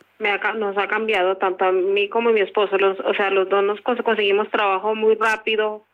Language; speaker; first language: Spanish; native; Spanish